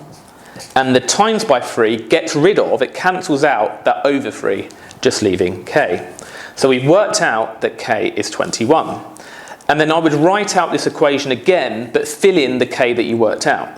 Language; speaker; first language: English; native; English